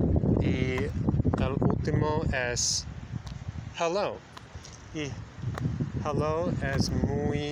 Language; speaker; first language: Spanish; non-native, fluent; English